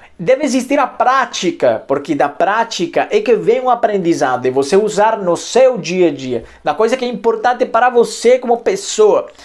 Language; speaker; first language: Portuguese; non-native, fluent; Spanish